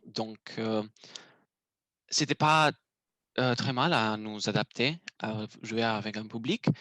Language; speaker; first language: French; non-native, learner; Romanian